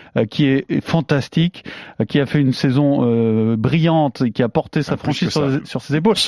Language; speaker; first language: French; native; French